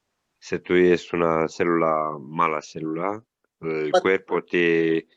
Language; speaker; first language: Spanish; non-native, learner; Italian